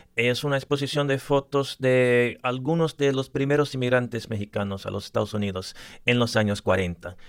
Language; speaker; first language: Spanish; early bilingual, other home language; English